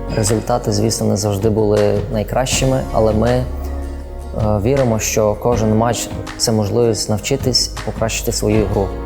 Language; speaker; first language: Ukrainian; early bilingual, other home language; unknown